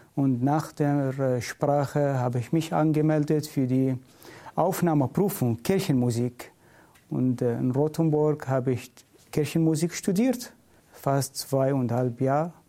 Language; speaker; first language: German; non-native, learner; Syriac